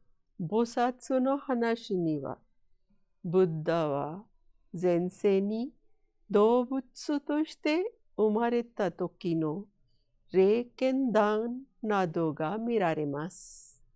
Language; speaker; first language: Japanese; non-native, fluent; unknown